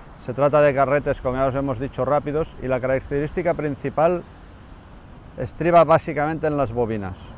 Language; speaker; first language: Spanish; native; Spanish